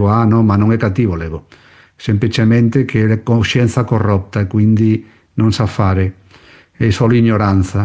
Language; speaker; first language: Italian; non-native, fluent; Spanish